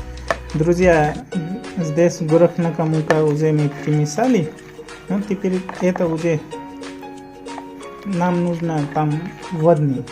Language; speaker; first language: Russian; non-native, learner; Hindi